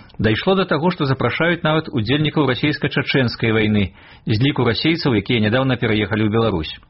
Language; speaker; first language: Belarusian; native; Belarusian